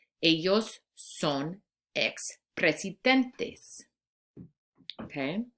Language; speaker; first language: Spanish; non-native, fluent; English